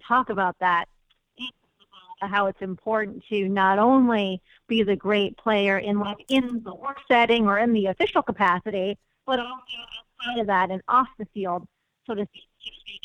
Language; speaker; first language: English; native; English